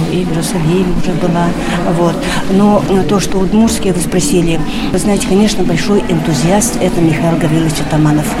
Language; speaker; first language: Russian; non-native, local second language; Udmurt